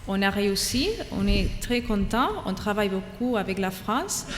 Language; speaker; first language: French; non-native, fluent; Catalan